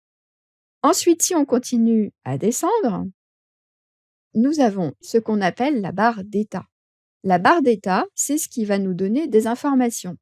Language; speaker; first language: French; native; French